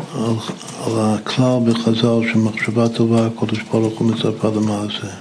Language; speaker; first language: Hebrew; non-native, fluent; English